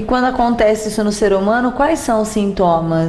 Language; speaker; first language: Portuguese; native; Portuguese